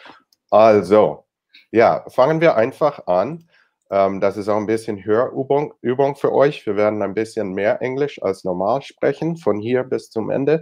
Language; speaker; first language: German; non-native, fluent; English